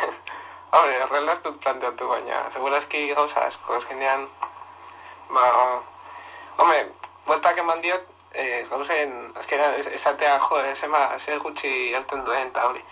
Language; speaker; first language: Basque; non-native, local second language; Spanish